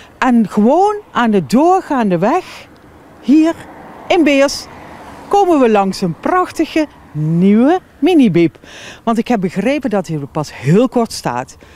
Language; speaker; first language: Dutch; native; Dutch